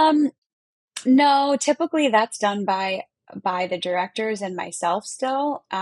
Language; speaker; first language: English; native; English